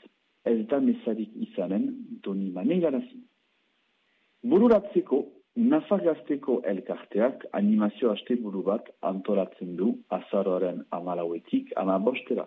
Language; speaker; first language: Basque; native; Basque